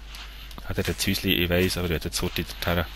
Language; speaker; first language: German; native; German